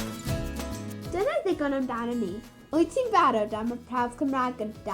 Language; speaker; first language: Welsh; non-native, local second language; English